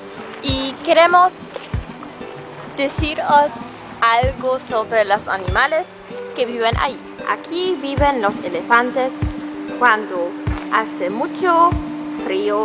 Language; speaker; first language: Spanish; non-native, learner; German